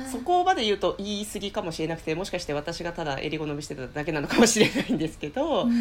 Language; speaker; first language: Japanese; early bilingual, heritage; Finnish